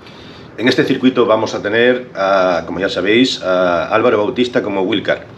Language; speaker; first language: Spanish; native; Spanish